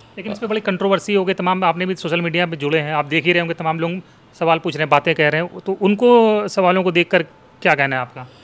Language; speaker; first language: Hindi; native; Hindi